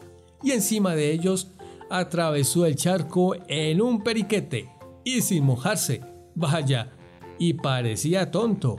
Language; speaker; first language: Spanish; native; Spanish